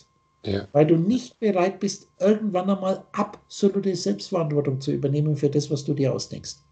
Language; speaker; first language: German; native; German